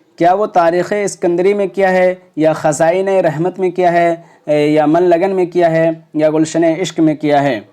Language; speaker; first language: Urdu; native; Urdu